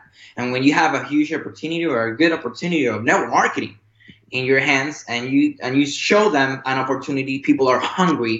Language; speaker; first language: English; non-native, fluent; Spanish